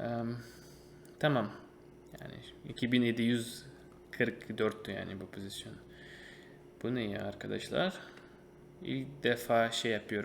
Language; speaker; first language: Turkish; non-native, fluent; Russian